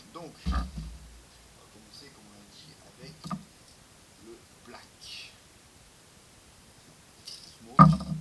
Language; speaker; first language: French; native; French